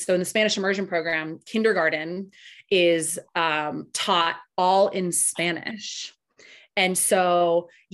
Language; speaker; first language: English; early bilingual, other home language; Spanish